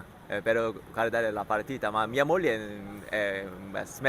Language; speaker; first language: Italian; non-native, learner; Korean